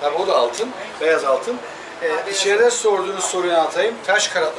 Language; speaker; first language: Turkish; native; Turkish